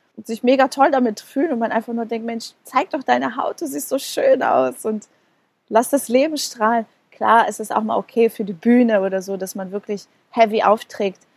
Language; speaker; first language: German; non-native, fluent; Portuguese